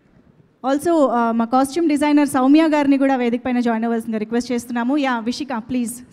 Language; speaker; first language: Telugu; native; Telugu